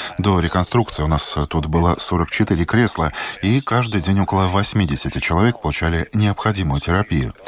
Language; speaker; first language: Russian; non-native, local second language; Latvian